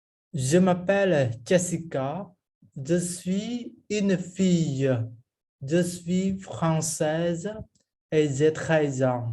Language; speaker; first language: French; non-native, fluent; Khmer